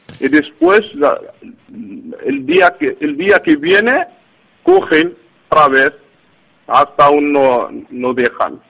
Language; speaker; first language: Spanish; non-native, learner; Arabic